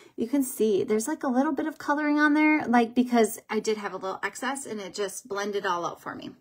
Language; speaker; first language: English; native; English